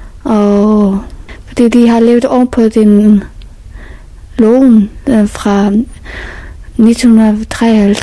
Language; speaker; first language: Danish; non-native, fluent; Persian